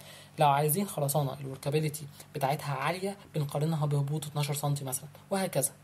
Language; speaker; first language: Arabic; native; Arabic